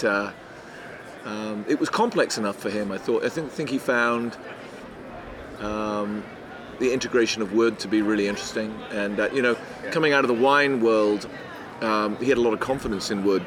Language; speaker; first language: English; native; English